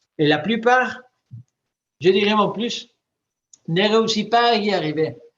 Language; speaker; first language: French; non-native, fluent; Spanish